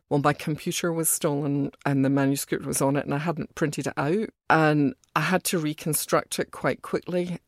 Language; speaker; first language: English; native; English